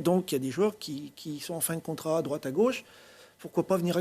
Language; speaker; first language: French; native; French